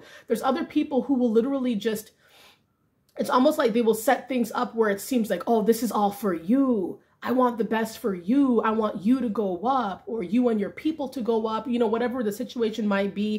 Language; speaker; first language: English; native; English